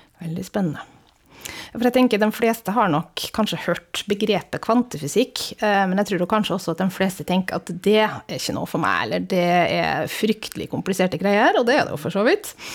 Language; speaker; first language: Norwegian; native; Norwegian